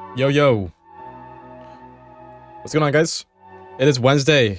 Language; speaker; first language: English; native; English